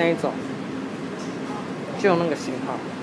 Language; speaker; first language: Chinese; native; Chinese